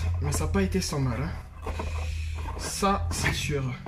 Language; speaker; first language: French; native; French